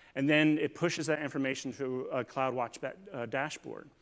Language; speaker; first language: English; native; English